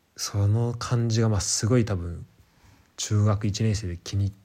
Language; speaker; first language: Japanese; native; Japanese